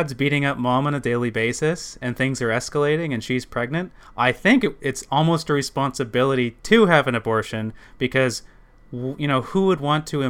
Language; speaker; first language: English; native; English